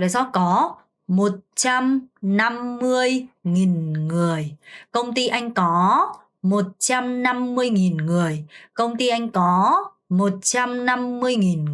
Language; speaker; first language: Vietnamese; non-native, fluent; Korean